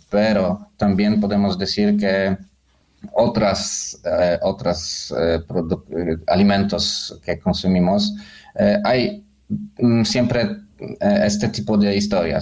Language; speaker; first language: Spanish; non-native, learner; Polish